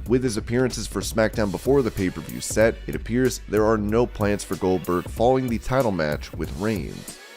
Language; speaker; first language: English; native; English